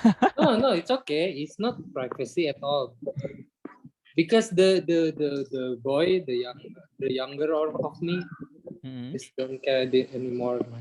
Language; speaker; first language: English; non-native, learner; Indonesian